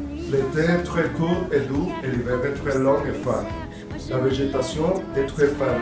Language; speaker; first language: French; non-native, learner; Spanish